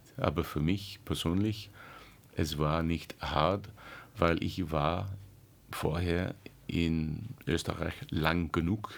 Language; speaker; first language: German; non-native, learner; English